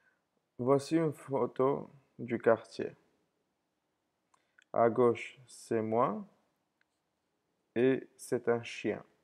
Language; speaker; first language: French; non-native, fluent; English